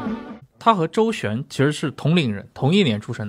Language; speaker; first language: Chinese; native; Chinese